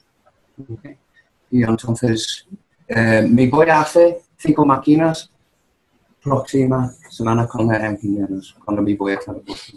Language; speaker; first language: Spanish; non-native, learner; English